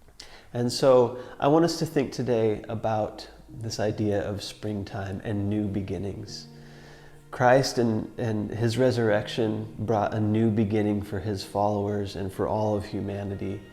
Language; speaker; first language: English; native; English